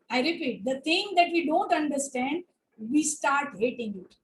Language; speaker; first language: English; non-native, local second language; Gujarati